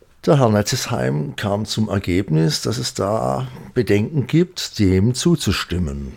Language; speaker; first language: German; native; German